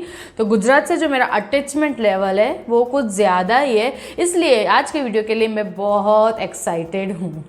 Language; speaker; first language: Hindi; non-native, local second language; Gujarati